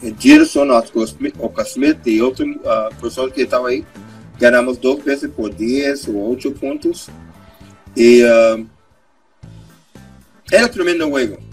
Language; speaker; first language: Spanish; non-native, fluent; English